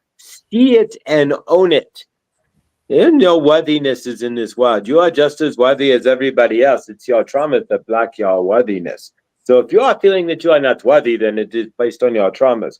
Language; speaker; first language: English; native; English